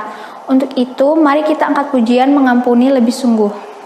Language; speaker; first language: Indonesian; native; Indonesian